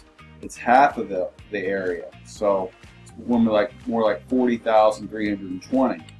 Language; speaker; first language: English; native; English